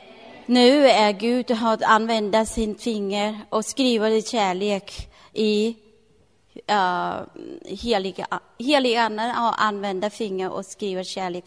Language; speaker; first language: Swedish; non-native, learner; Thai